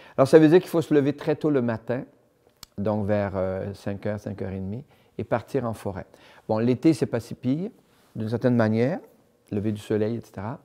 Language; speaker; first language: French; native; French